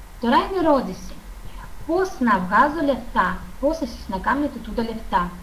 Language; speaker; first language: Greek; non-native, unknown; Russian